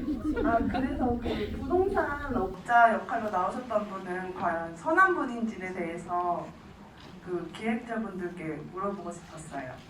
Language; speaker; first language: Korean; non-native, learner; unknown